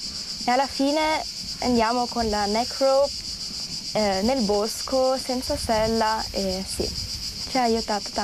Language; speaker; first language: Italian; non-native, local second language; German